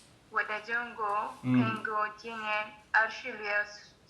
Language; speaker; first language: Chinese; non-native, learner; Amharic